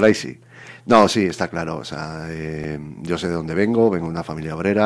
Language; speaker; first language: Spanish; native; Spanish